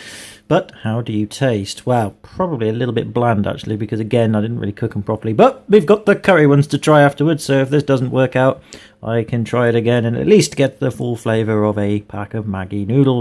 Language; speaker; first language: English; native; English